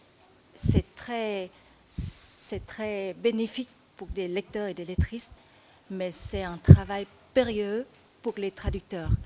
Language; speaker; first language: French; non-native, fluent; Vietnamese